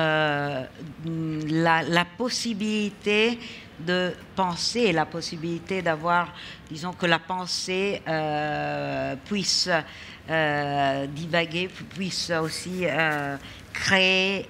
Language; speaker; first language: French; non-native, fluent; Italian